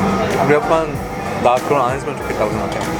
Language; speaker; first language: Korean; early bilingual, heritage; Korean